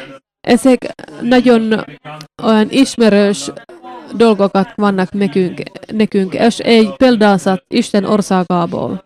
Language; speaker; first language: Hungarian; non-native, learner; Finnish